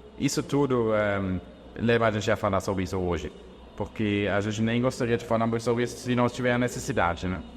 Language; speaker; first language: Portuguese; non-native, fluent; German